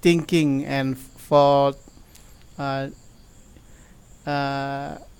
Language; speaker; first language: English; non-native, learner; Thai